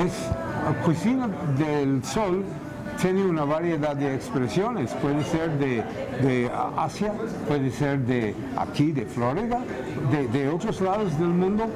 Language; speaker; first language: Spanish; non-native, fluent; English